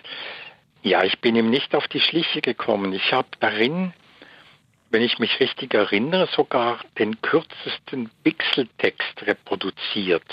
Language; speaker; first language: German; native; German